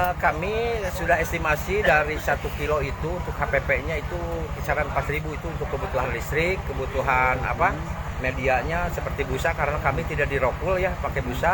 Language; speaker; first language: Indonesian; native; Indonesian